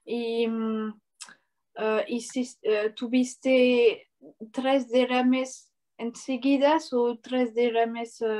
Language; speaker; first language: Spanish; non-native, learner; French